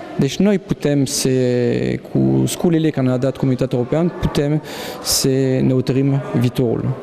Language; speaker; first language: Romanian; non-native, fluent; French